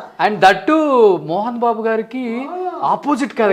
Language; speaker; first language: Telugu; native; Telugu